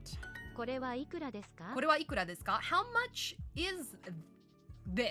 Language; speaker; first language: Japanese; non-native, learner; English